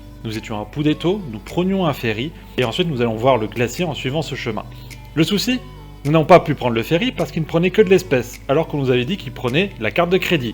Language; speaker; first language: French; native; French